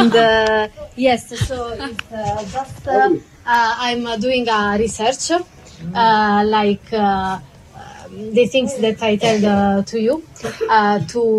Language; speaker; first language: English; non-native, learner; Italian